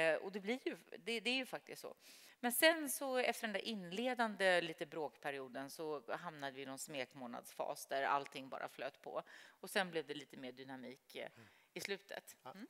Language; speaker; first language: Swedish; native; Swedish